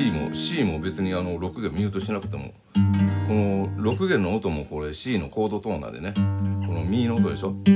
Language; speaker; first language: Japanese; native; Japanese